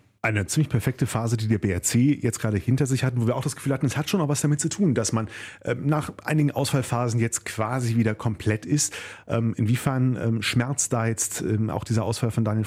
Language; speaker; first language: German; native; German